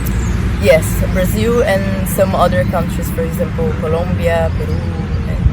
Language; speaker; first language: English; non-native, fluent; Portuguese